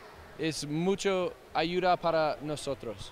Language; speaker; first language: Spanish; non-native, learner; English